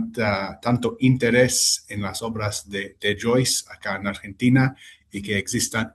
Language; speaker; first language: Spanish; non-native, fluent; English